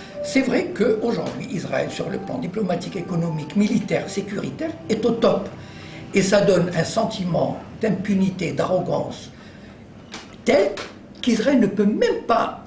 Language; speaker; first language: French; native; French